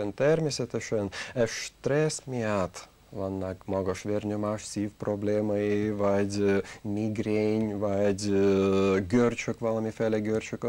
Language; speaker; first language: Hungarian; non-native, learner; Russian